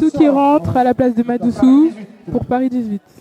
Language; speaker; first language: French; native; French